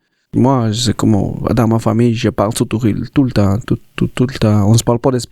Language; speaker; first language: French; non-native, learner; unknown